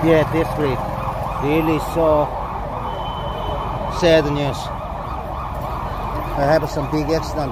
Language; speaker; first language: English; non-native, learner; Korean